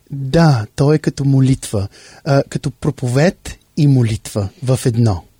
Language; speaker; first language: Bulgarian; early bilingual, heritage; English